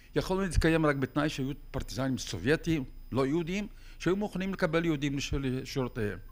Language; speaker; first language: Hebrew; non-native, fluent; Lithuanian